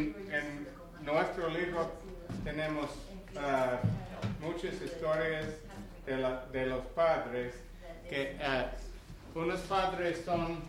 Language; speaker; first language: Spanish; non-native, learner; English